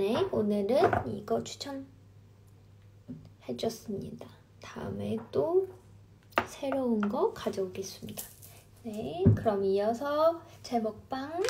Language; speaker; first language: Korean; non-native, fluent; Chinese